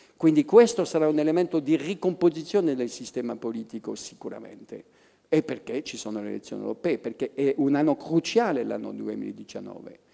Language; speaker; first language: Italian; non-native, fluent; French